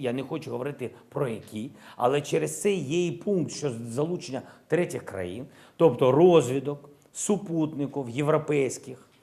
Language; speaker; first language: Ukrainian; non-native, local second language; Russian